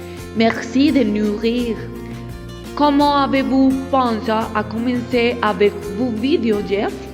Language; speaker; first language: French; non-native, learner; Spanish